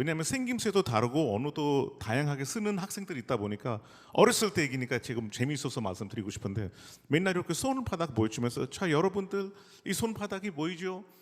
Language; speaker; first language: Korean; non-native, fluent; Hindi